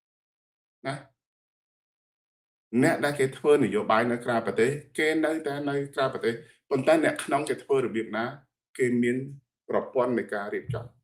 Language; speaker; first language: Khmer; native; Khmer